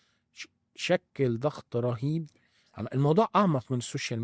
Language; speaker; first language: Arabic; native; Arabic